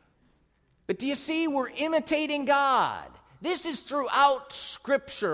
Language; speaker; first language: English; native; English